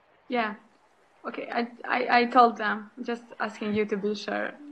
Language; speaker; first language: English; non-native, fluent; Albanian